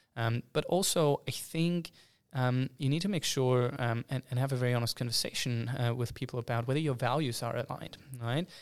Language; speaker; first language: English; non-native, fluent; German